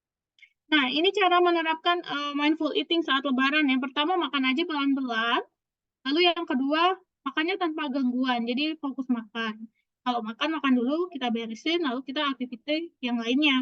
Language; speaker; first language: Indonesian; native; Indonesian